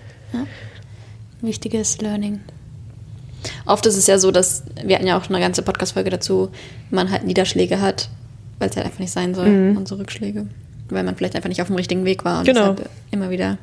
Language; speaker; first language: German; native; German